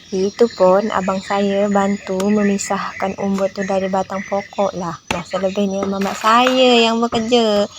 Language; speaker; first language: Malay; native; Malay